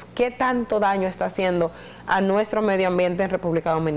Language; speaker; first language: Spanish; native; Spanish